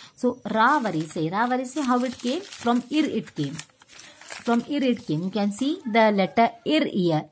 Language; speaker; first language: English; non-native, local second language; Tamil